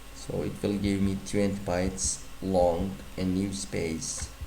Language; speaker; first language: English; non-native, fluent; Turkish